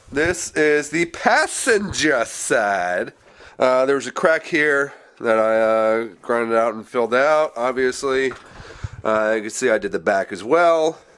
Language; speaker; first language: English; native; English